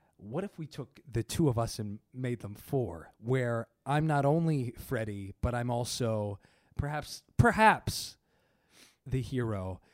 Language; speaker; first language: English; native; English